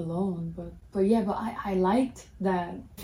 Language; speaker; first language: English; non-native, fluent; Portuguese